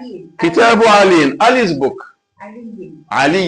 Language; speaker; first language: Arabic; non-native, fluent; Malay